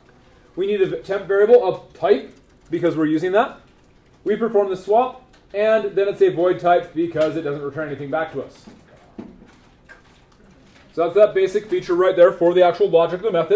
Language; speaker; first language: English; native; English